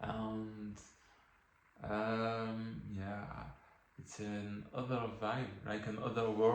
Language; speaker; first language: English; non-native, learner; French